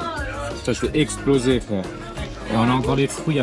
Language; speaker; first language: French; native; French